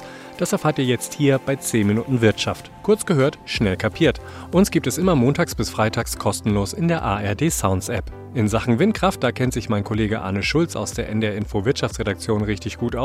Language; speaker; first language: German; native; German